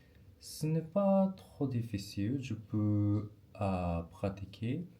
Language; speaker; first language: French; non-native, learner; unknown